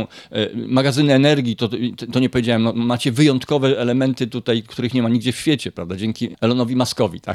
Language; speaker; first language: Polish; native; Polish